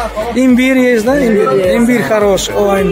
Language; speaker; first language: Russian; native; Russian